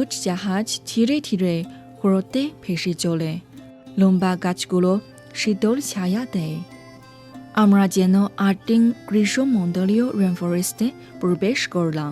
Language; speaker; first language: Bangla; non-native, fluent; Chinese